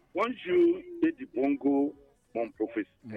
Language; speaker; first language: French; non-native, learner; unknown